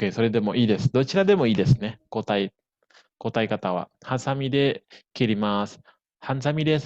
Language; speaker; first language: Japanese; non-native, fluent; Indonesian